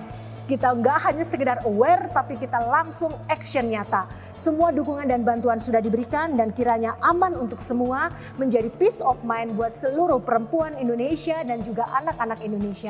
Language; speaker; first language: Indonesian; native; Indonesian